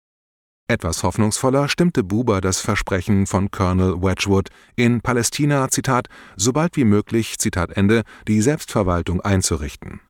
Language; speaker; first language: German; native; German